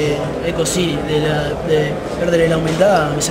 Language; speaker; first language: Italian; non-native, fluent; Spanish